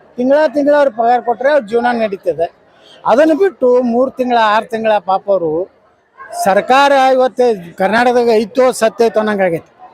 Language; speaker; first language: Kannada; native; Kannada